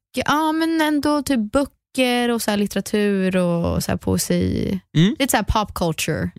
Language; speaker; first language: Swedish; early bilingual, heritage; Swedish